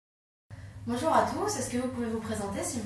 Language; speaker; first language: French; native; French